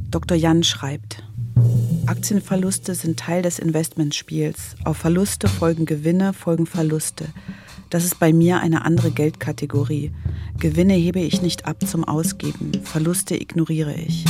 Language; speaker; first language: German; native; German